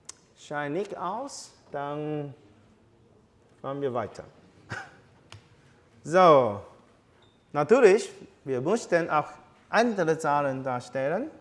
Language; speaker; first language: German; non-native, fluent; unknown